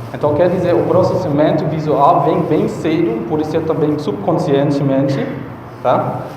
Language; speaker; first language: Portuguese; non-native, fluent; German